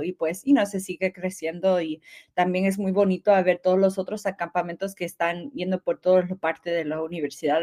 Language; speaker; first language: Spanish; early bilingual, heritage; English